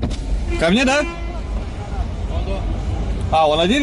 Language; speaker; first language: Russian; native; Russian